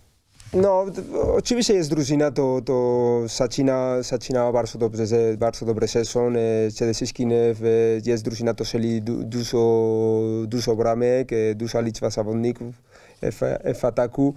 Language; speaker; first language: Polish; non-native, learner; Spanish